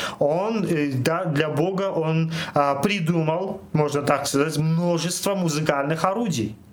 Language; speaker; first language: Russian; non-native, local second language; Armenian